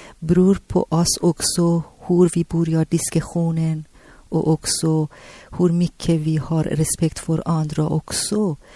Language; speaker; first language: Swedish; non-native, learner; Persian